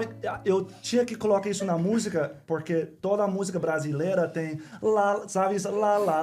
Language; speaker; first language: Portuguese; non-native, learner; English